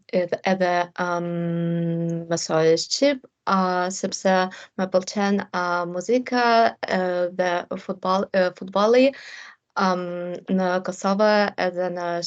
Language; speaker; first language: Albanian; non-native, learner; Russian